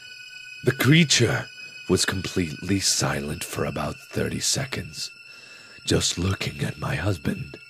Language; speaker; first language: English; native; English